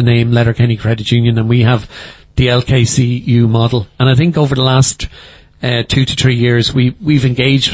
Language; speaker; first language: English; native; English